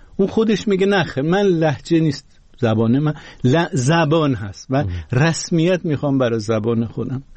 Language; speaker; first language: Persian; non-native, local second language; Azerbaijani